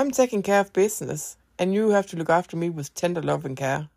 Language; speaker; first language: English; non-native, fluent; Danish